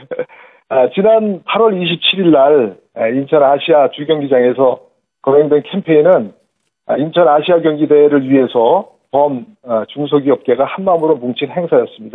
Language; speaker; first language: Korean; native; Korean